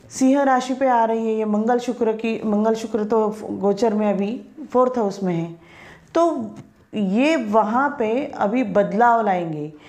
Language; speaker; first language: Hindi; non-native, local second language; Marathi